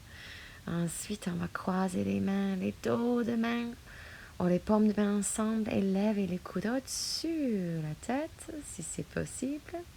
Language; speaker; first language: French; non-native, fluent; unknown